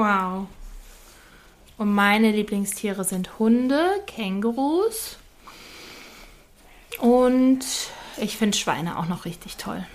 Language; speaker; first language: German; native; German